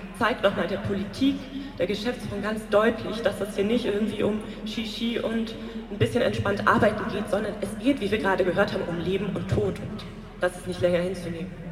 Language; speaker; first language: German; native; German